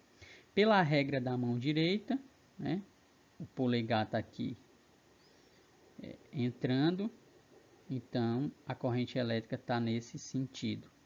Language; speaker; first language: Portuguese; native; Portuguese